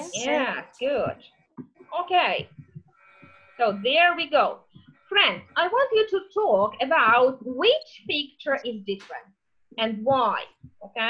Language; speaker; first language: English; non-native, fluent; Russian